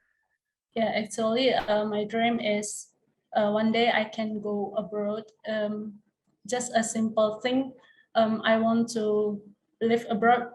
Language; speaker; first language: English; non-native, learner; Indonesian